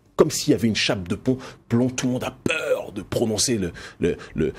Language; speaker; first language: French; native; French